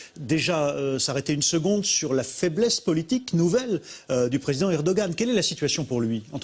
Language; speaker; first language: French; native; French